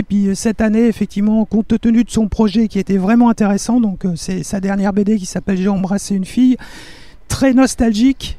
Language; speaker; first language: French; native; French